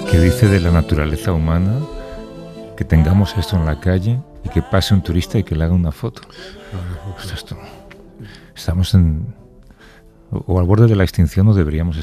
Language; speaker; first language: Spanish; native; Spanish